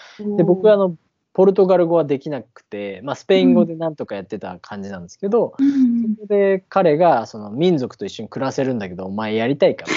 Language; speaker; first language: Japanese; native; Japanese